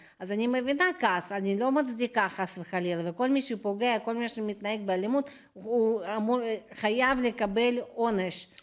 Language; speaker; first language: Hebrew; non-native, fluent; Russian